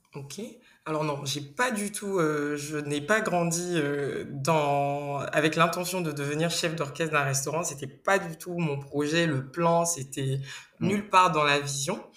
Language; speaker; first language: French; non-native, local second language; Bambara